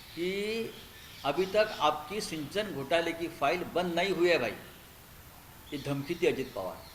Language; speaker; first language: Hindi; non-native, local second language; Marathi